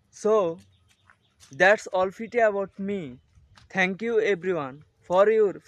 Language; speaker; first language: English; non-native, learner; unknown